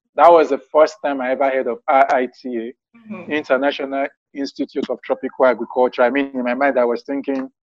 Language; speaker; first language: English; non-native, local second language; Yoruba